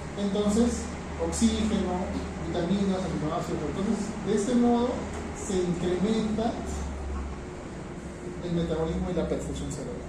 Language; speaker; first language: Spanish; native; Spanish